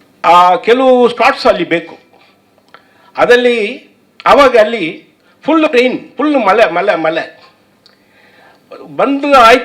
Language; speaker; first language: Kannada; non-native, learner; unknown